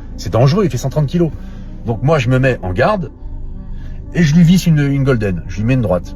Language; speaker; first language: French; native; French